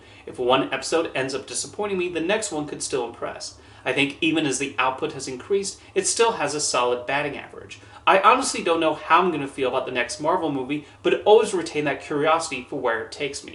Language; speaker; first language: English; native; English